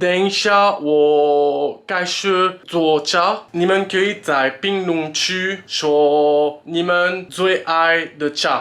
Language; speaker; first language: Chinese; non-native, learner; French